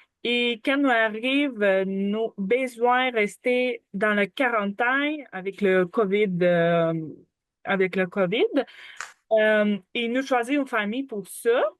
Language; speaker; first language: French; non-native, learner; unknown